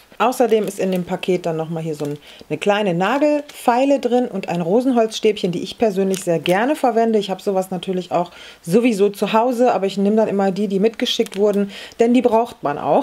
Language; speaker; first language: German; native; German